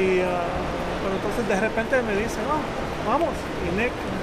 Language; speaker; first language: Spanish; early bilingual, heritage; Spanish